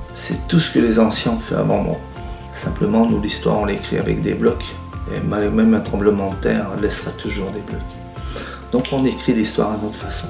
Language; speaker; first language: French; native; French